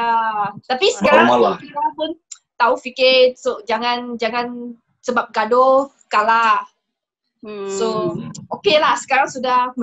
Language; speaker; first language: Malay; non-native, local second language; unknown